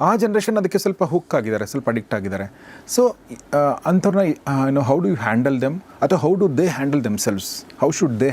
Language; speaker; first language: Kannada; native; Kannada